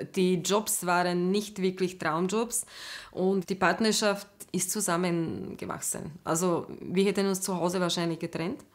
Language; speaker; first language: German; non-native, fluent; Slovak